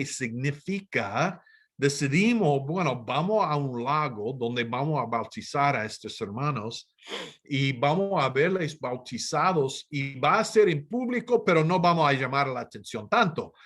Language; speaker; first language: Spanish; non-native, fluent; English